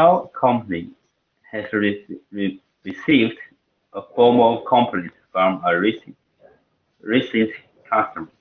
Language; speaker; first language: English; non-native, learner; Chinese